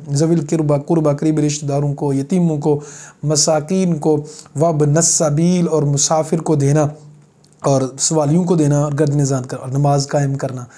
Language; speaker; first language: Urdu; non-native, local second language; Punjabi